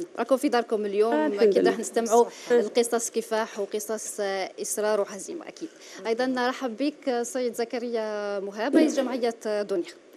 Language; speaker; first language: Arabic; native; Arabic